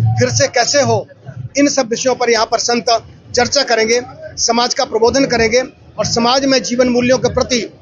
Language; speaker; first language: Hindi; non-native, local second language; Gujarati